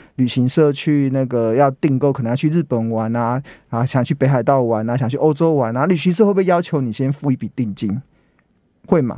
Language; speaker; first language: Chinese; native; Chinese